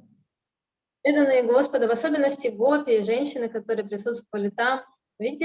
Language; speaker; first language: Russian; native; Russian